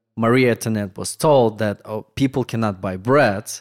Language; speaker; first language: English; non-native, fluent; Russian